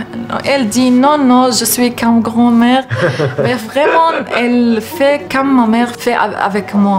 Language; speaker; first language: French; non-native, learner; Arabic